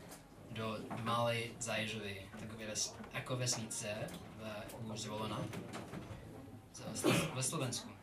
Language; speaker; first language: Czech; non-native, learner; English